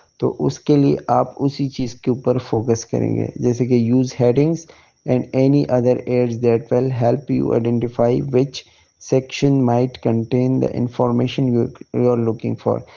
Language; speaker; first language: Urdu; native; Urdu